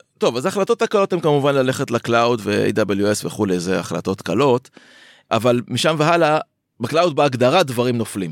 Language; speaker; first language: Hebrew; native; Hebrew